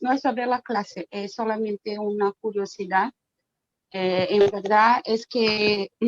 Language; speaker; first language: Spanish; non-native, fluent; Portuguese